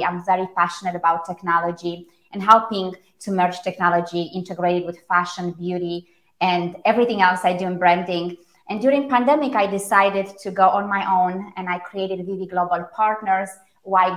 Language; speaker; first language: English; non-native, fluent; Romanian